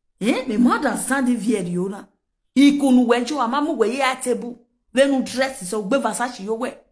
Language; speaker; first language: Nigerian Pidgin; non-native, local second language; Yoruba